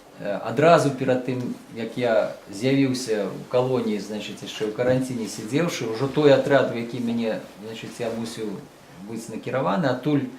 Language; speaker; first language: Belarusian; native; Belarusian